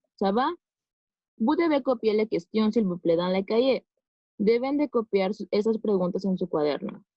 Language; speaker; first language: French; non-native, fluent; Spanish